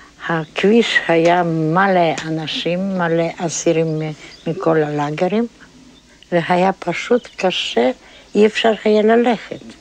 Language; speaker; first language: Hebrew; non-native, fluent; Polish